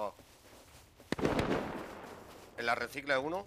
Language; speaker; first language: Spanish; native; Spanish